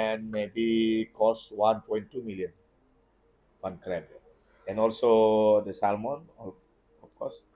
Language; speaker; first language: English; non-native, learner; Indonesian